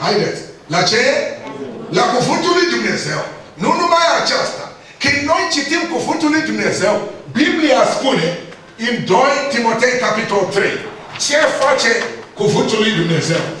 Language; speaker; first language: Romanian; non-native, learner; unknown